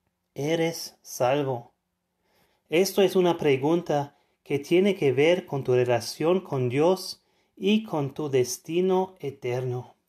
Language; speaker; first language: Spanish; non-native, fluent; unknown